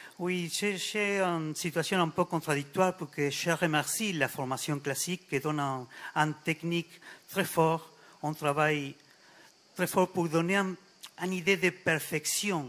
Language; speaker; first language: French; non-native, fluent; Spanish